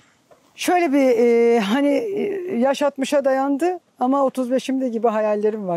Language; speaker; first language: Turkish; native; Turkish